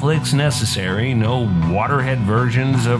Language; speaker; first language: English; native; English